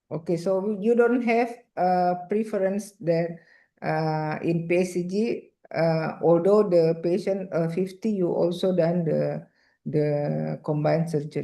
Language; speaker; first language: English; non-native, fluent; Indonesian